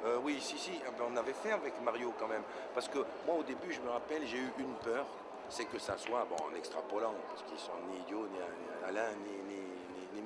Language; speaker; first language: French; native; French